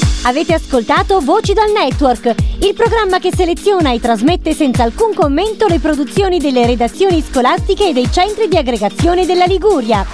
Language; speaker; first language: Italian; native; Italian